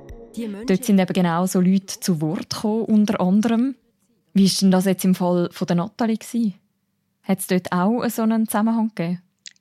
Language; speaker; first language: German; native; German